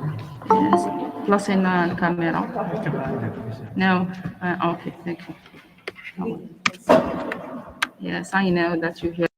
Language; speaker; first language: English; non-native, learner; Arabic